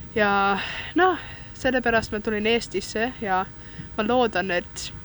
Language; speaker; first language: Estonian; non-native, learner; German